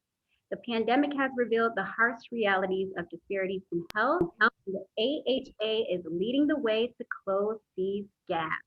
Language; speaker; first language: English; native; English